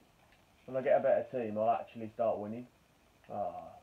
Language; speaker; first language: English; native; English